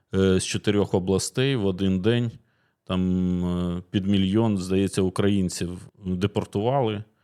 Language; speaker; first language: Ukrainian; native; Ukrainian